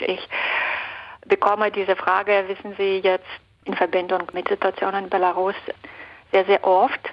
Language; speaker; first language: German; non-native, fluent; Belarusian